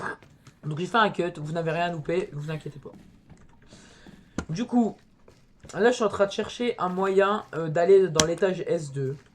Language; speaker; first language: French; native; French